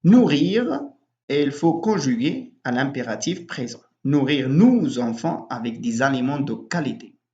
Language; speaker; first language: French; non-native, local second language; Arabic